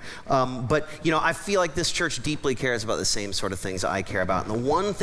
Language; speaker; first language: English; native; English